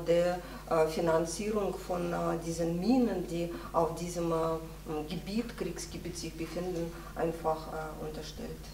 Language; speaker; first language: German; non-native, fluent; Russian